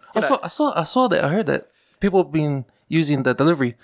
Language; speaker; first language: English; native; English